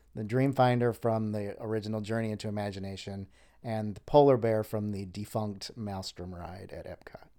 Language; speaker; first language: English; native; English